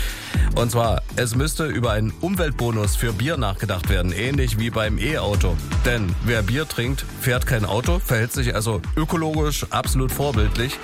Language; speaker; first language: German; native; German